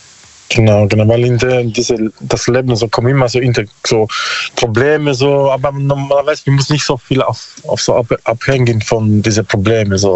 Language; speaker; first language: German; non-native, learner; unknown